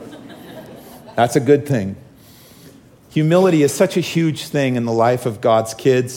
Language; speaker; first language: English; native; English